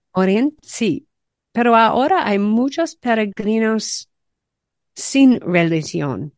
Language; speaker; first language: Spanish; non-native, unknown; English